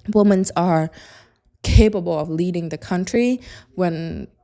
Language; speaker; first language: English; non-native, fluent; Khmer